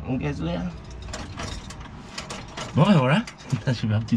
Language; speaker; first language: French; native; French